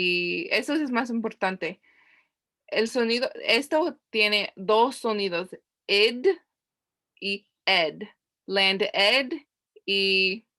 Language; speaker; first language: Spanish; non-native, learner; English